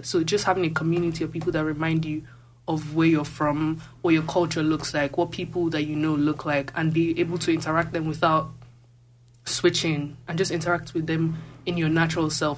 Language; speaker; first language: English; non-native, local second language; Igbo